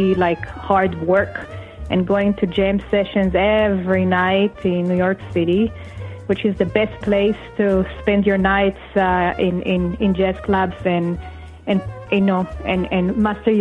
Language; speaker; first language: English; non-native, fluent; Hebrew